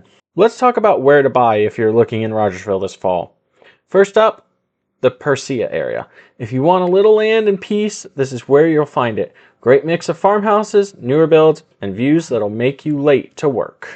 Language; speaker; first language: English; native; English